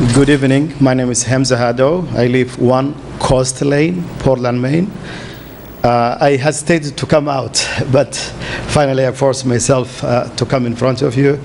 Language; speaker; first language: English; non-native, fluent; Somali